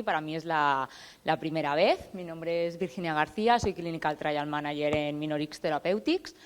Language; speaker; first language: Spanish; native; Spanish